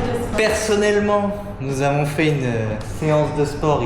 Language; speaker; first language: French; native; French